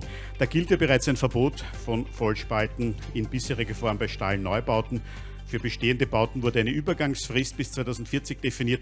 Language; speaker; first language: German; native; German